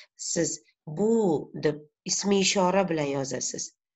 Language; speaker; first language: Arabic; non-native, fluent; Uzbek